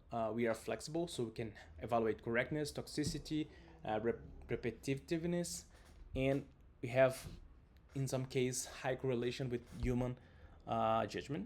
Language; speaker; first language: English; non-native, fluent; Portuguese